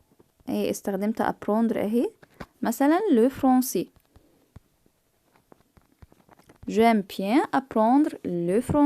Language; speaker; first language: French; non-native, fluent; Arabic